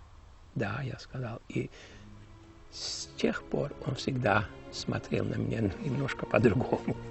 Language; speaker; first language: Russian; early bilingual, heritage; Russian